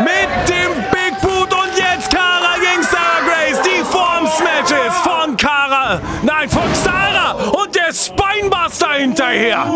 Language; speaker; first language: German; native; German